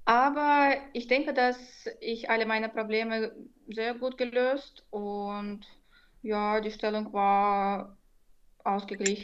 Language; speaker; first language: German; non-native, fluent; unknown